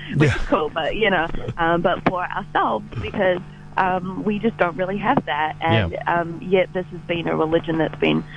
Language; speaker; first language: English; native; English